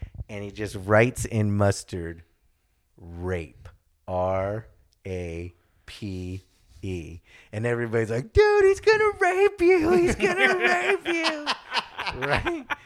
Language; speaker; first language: English; early bilingual, other home language; German